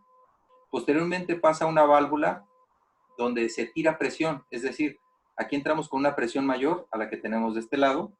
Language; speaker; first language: Spanish; native; Spanish